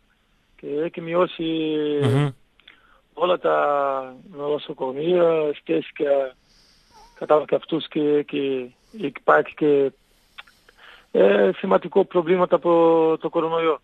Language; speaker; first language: Greek; non-native, learner; Portuguese